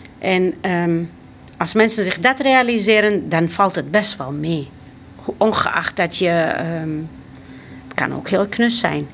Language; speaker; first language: Dutch; early bilingual, other home language; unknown